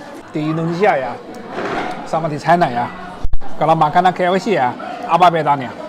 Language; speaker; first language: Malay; non-native, fluent; Chinese